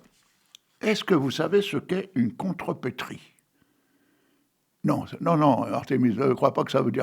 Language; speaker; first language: French; native; French